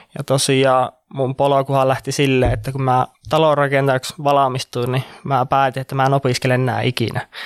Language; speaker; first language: Finnish; native; Finnish